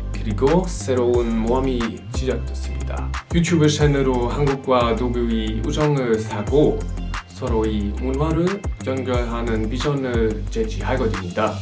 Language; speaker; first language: Korean; non-native, fluent; German